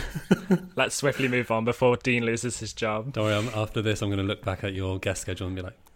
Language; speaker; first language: English; native; English